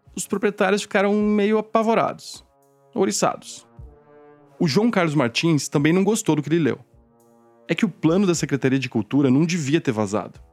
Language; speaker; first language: Portuguese; native; Portuguese